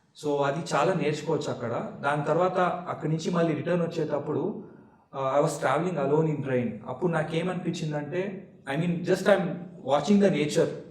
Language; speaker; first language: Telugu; non-native, local second language; Marathi